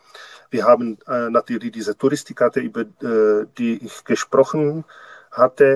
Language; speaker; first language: German; non-native, learner; Czech